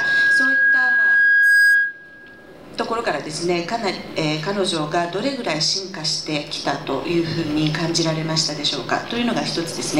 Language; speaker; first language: Japanese; native; Japanese